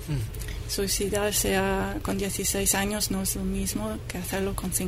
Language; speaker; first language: Spanish; non-native, fluent; English